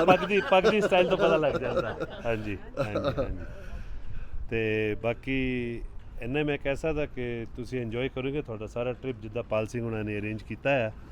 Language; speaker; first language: Punjabi; early bilingual, heritage; Punjabi